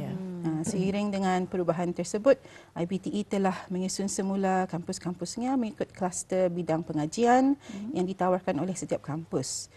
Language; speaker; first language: Malay; native; Malay